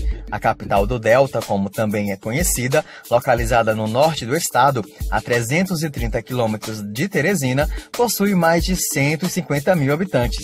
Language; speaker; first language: Portuguese; native; Portuguese